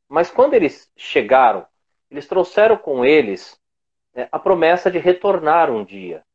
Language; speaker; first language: Portuguese; native; Portuguese